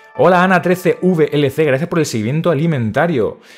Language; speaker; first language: Spanish; native; Spanish